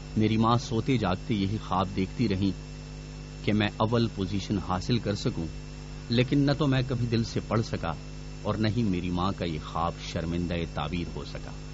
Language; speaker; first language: Urdu; non-native, local second language; Pashto